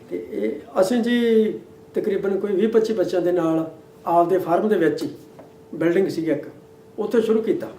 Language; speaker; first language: Punjabi; native; Punjabi